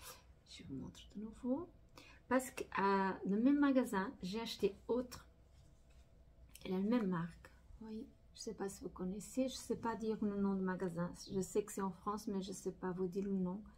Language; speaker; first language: French; non-native, fluent; Portuguese